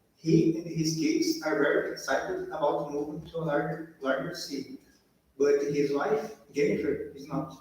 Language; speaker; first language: English; non-native, learner; Portuguese